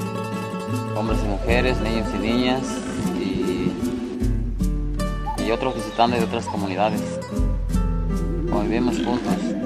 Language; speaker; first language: Spanish; non-native, local second language; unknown